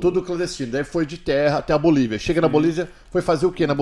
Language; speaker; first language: Portuguese; native; Portuguese